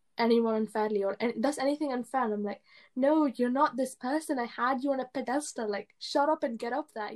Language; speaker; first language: English; early bilingual, other home language; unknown